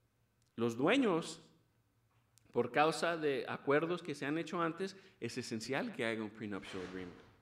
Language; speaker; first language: Spanish; early bilingual, heritage; Spanish